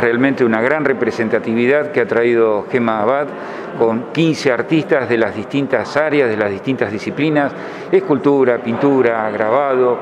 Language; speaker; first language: Spanish; native; Spanish